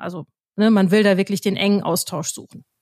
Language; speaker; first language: German; native; German